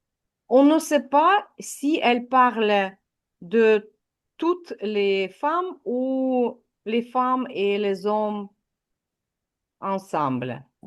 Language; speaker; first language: French; non-native, fluent; Ukrainian